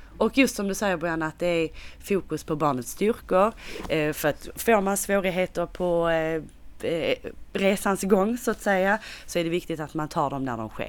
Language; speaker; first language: Swedish; native; Swedish